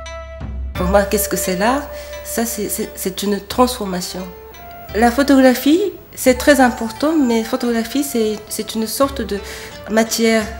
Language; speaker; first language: French; non-native, fluent; Japanese